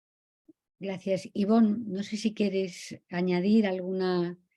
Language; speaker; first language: Spanish; native; Spanish